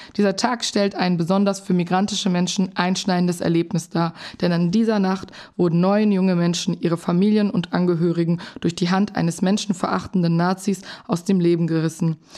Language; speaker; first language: German; early bilingual, other home language; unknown